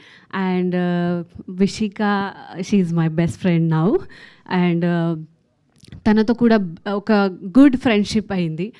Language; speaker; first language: Telugu; non-native, fluent; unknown